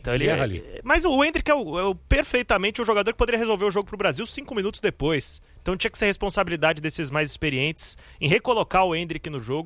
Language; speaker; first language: Portuguese; native; Portuguese